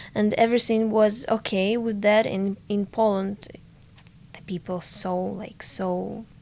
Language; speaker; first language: English; non-native, fluent; Ukrainian